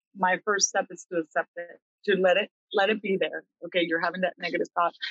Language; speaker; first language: English; early bilingual, other home language; Spanish